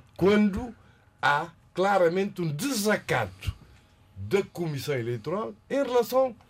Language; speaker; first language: Portuguese; non-native, local second language; Kabuverdianu